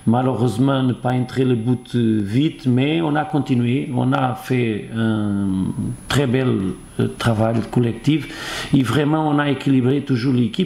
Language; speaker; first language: French; non-native, fluent; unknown